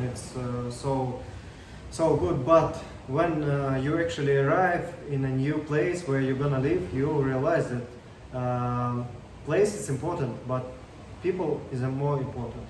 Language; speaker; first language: English; non-native, learner; Russian